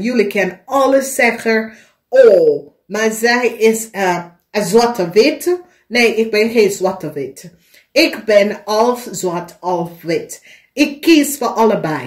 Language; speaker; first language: Dutch; non-native, fluent; English